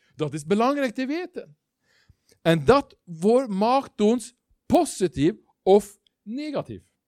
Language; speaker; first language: Dutch; non-native, learner; Norwegian